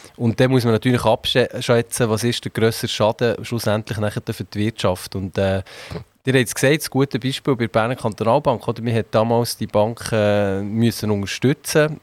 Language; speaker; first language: German; native; German